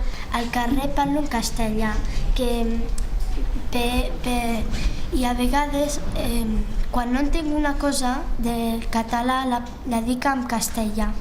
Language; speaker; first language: Catalan; early bilingual, other home language; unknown